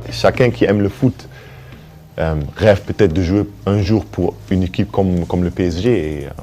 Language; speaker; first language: French; early bilingual, heritage; German